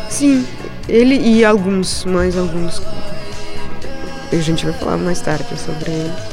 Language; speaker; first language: Portuguese; non-native, fluent; Russian